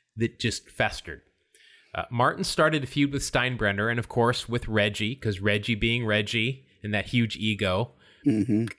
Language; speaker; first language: English; native; English